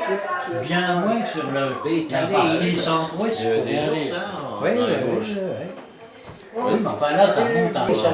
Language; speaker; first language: French; native; French